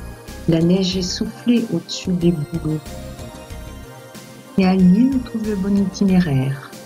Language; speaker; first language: French; native; French